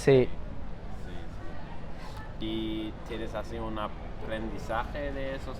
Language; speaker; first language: Spanish; non-native, fluent; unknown